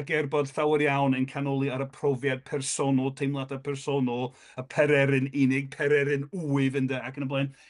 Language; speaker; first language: Welsh; non-native, fluent; English